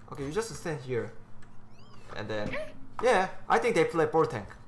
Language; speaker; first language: English; non-native, learner; Korean